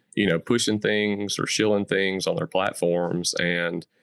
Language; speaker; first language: English; native; English